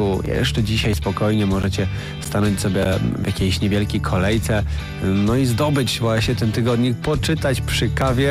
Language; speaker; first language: Polish; native; Polish